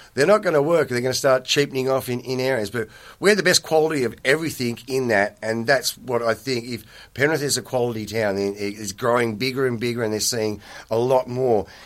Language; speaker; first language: English; native; English